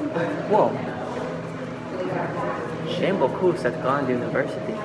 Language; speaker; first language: French; non-native, learner; English